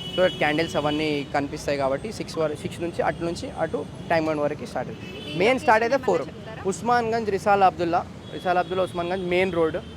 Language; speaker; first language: Telugu; native; Telugu